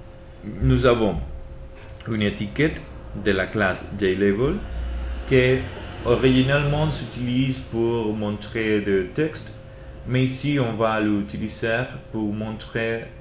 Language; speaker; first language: French; non-native, learner; Spanish